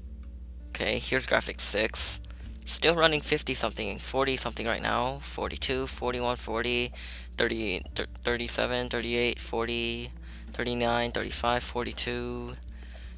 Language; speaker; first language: English; native; English